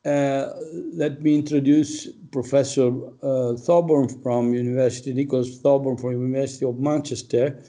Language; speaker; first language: English; non-native, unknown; Italian